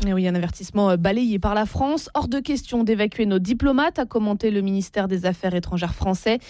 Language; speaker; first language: French; native; French